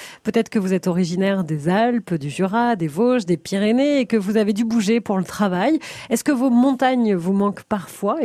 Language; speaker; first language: French; native; French